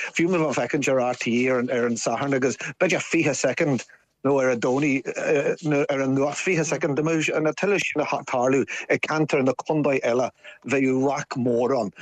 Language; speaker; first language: Irish; non-native, local second language; English